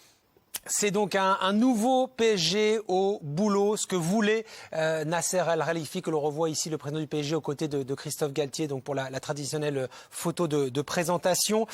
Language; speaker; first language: French; native; French